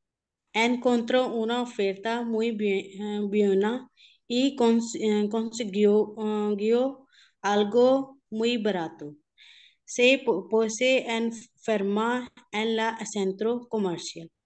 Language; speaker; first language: Spanish; non-native, learner; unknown